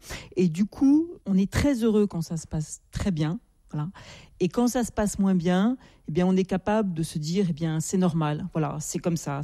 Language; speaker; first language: French; native; French